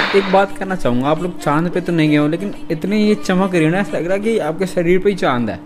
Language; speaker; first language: Hindi; native; Hindi